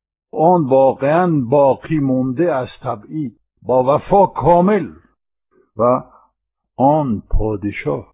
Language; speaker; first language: Persian; non-native, fluent; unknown